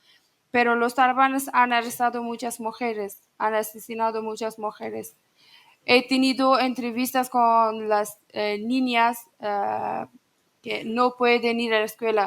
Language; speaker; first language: Spanish; non-native, learner; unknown